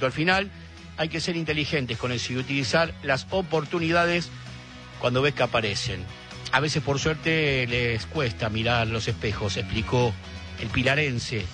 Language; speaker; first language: Spanish; native; Spanish